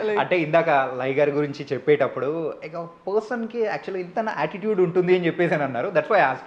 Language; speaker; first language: Telugu; native; Telugu